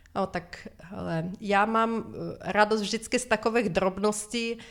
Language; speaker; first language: Czech; non-native, fluent; Ukrainian